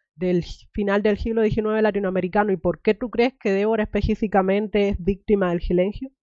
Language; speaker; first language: Spanish; native; Spanish